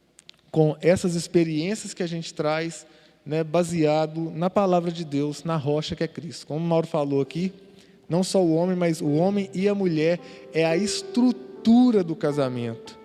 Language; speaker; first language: Portuguese; native; Portuguese